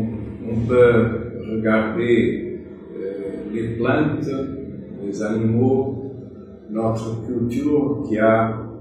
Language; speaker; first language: French; non-native, fluent; Portuguese